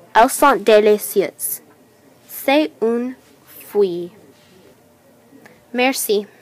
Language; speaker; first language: French; non-native, learner; English